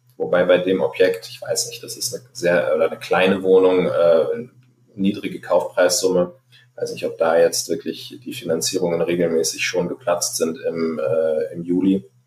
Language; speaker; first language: German; non-native, fluent; Arabic